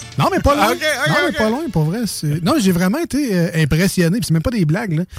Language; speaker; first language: French; native; French